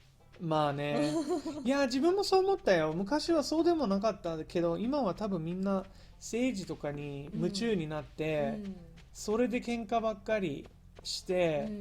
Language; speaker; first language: Japanese; non-native, fluent; English